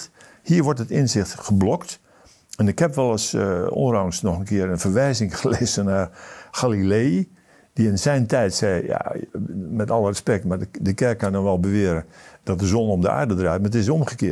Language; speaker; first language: Dutch; native; Dutch